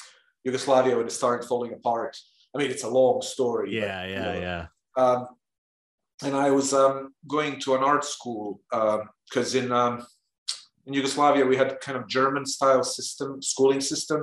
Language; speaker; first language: English; non-native, fluent; Bosnian